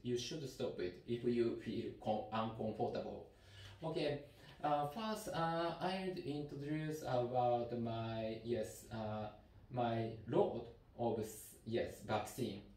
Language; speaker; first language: English; non-native, learner; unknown